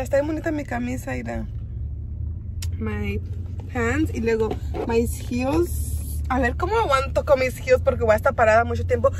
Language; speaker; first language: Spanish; early bilingual, heritage; Spanish